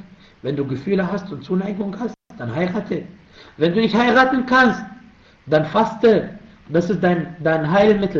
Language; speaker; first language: German; non-native, fluent; Arabic